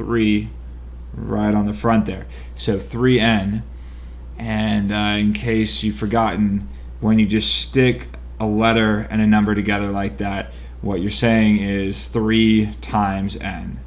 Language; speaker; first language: English; native; English